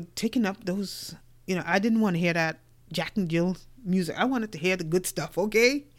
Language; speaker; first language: English; native; English